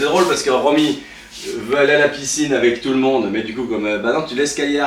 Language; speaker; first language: French; native; French